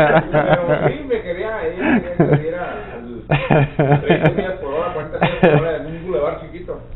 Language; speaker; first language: Spanish; native; Spanish